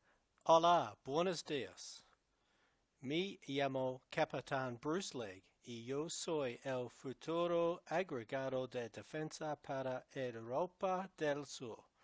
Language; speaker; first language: Spanish; non-native, learner; English